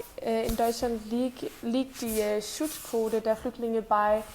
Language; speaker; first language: German; non-native, learner; Danish